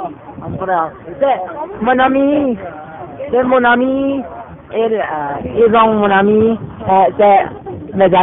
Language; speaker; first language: French; non-native, learner; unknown